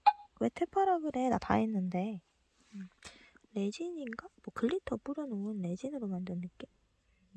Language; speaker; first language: Korean; native; Korean